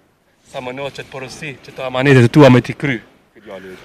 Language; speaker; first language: Albanian; native; Albanian